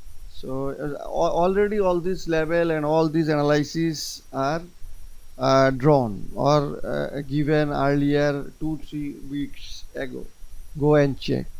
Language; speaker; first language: English; non-native, local second language; Bangla